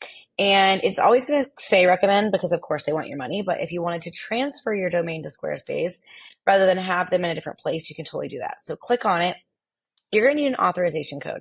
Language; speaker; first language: English; native; English